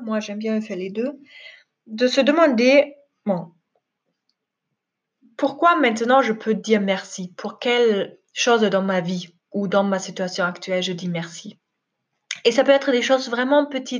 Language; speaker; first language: French; non-native, fluent; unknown